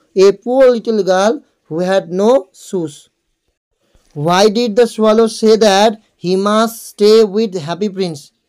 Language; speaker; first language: English; non-native, local second language; Bangla